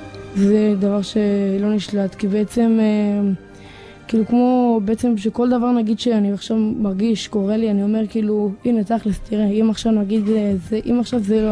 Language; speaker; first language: Hebrew; native; Hebrew